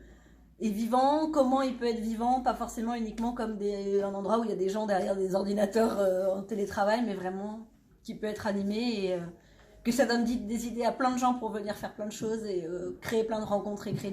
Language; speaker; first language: French; native; French